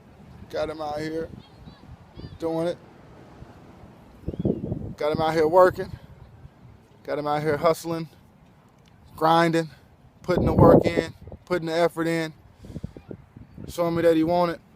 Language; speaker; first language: English; native; English